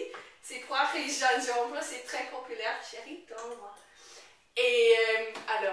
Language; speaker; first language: French; non-native, learner; English